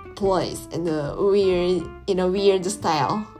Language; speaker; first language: English; non-native, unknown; Japanese